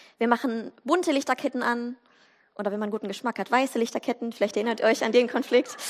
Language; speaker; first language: German; native; German